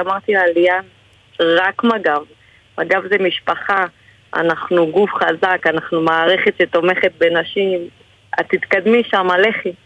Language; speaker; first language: Hebrew; early bilingual, other home language; Spanish